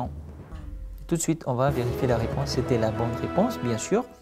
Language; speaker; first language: French; native; French